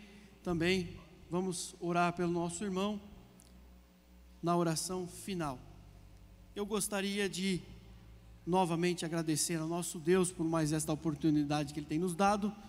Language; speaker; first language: Portuguese; native; Portuguese